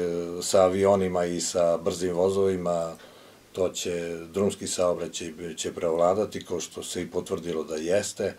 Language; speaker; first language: Croatian; native; Croatian